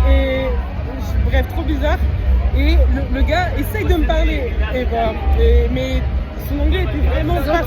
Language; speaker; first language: French; native; French